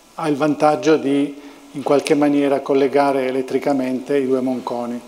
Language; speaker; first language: Italian; native; Italian